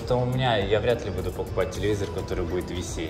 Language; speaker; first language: Russian; native; Russian